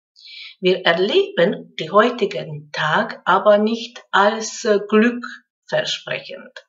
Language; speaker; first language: German; non-native, fluent; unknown